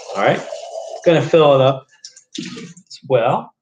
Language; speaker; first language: English; native; English